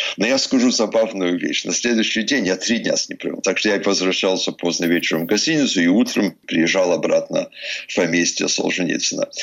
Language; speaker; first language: Russian; early bilingual, heritage; Russian